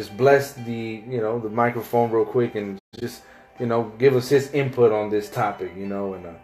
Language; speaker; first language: English; native; English